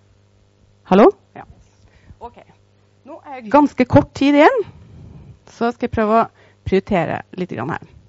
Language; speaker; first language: Norwegian; native; Norwegian